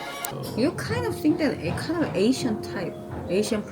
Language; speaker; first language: English; non-native, learner; Korean